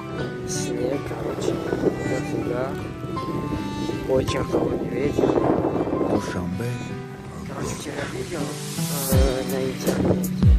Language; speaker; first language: Russian; non-native, learner; Tajik